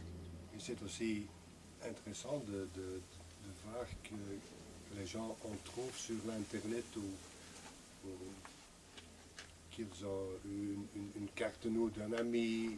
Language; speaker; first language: French; non-native, local second language; Dutch